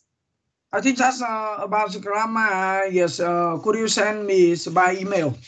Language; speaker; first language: English; non-native, learner; Vietnamese